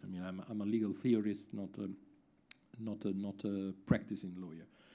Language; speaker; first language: English; non-native, fluent; Italian